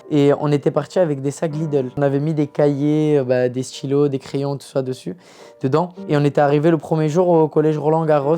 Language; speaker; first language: French; early bilingual, other home language; Turkish